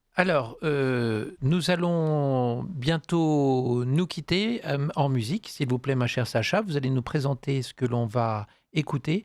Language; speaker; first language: French; native; French